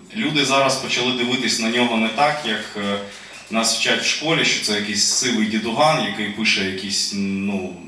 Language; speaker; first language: Ukrainian; non-native, local second language; Russian